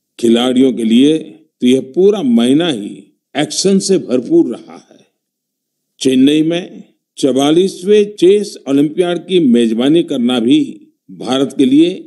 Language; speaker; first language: Hindi; non-native, local second language; Gujarati